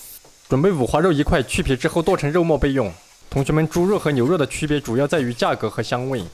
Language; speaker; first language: Chinese; native; Chinese